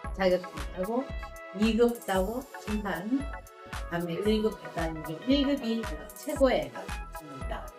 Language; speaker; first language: Korean; native; Korean